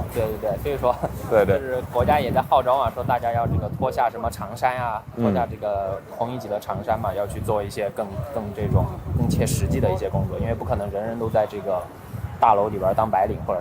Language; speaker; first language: Chinese; native; Chinese